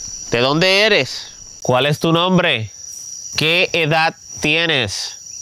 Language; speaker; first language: Spanish; early bilingual, heritage; Spanish